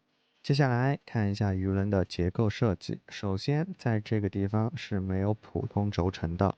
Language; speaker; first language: Chinese; native; Chinese